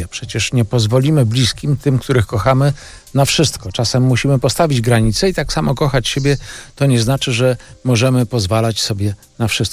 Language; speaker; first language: Polish; native; Polish